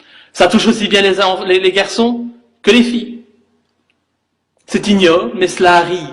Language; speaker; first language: French; native; French